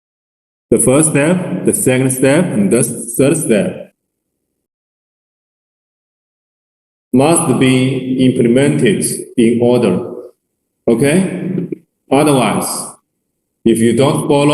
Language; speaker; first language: English; non-native, learner; Chinese